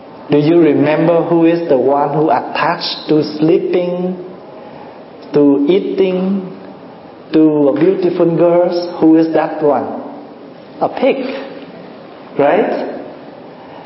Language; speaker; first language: English; non-native, fluent; Vietnamese